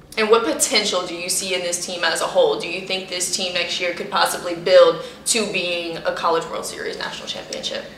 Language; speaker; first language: English; native; English